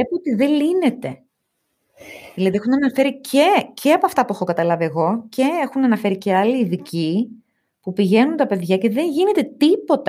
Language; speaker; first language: Greek; native; Greek